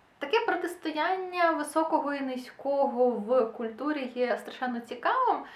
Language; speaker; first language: Ukrainian; non-native, local second language; Russian